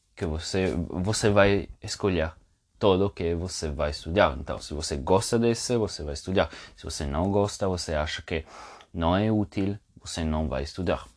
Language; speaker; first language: Portuguese; non-native, fluent; Italian